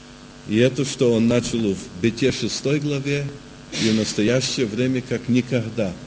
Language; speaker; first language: Russian; early bilingual, heritage; Russian